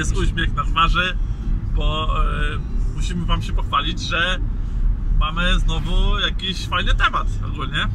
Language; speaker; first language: Polish; native; Polish